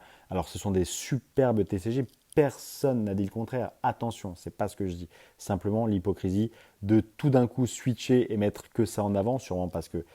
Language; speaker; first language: French; native; French